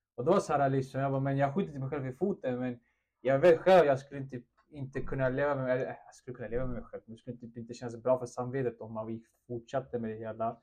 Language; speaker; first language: Swedish; early bilingual, other home language; Russian